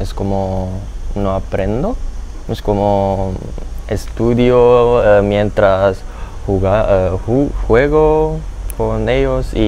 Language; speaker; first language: Spanish; non-native, learner; Indonesian